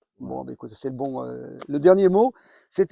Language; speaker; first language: French; native; French